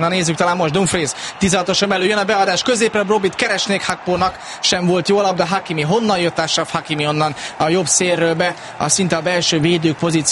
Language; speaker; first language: Hungarian; native; Hungarian